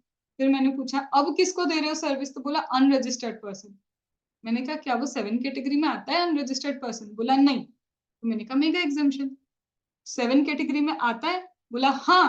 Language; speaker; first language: Hindi; native; Hindi